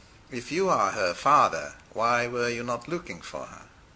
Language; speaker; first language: English; non-native, fluent; Hungarian